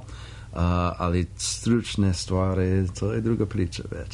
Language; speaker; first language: Serbian; non-native, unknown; English